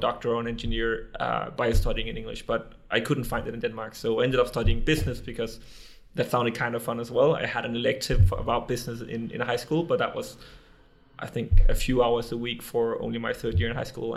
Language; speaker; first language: English; non-native, fluent; Danish